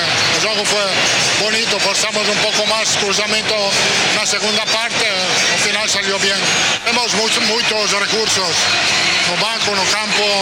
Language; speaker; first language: Portuguese; non-native, learner; Italian